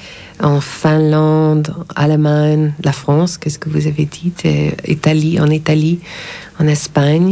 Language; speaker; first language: French; non-native, learner; English